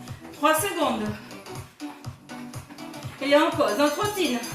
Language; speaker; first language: French; native; French